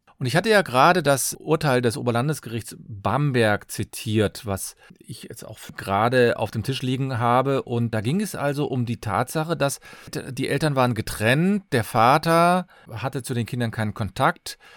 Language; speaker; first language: German; native; German